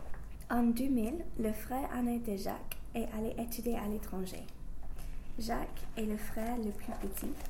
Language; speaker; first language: French; non-native, learner; English